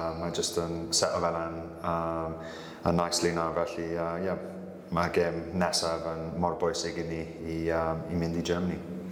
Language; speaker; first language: Welsh; non-native, local second language; English